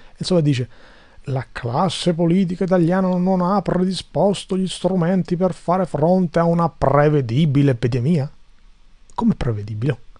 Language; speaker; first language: Italian; non-native, fluent; Albanian